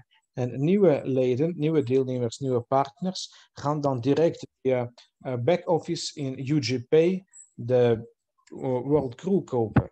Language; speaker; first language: Dutch; non-native, fluent; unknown